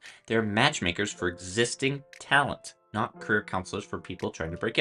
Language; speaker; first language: English; native; English